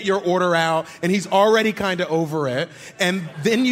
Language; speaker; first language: English; native; English